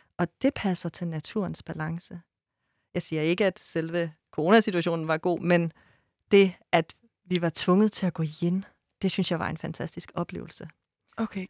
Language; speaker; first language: Danish; early bilingual, other home language; Persian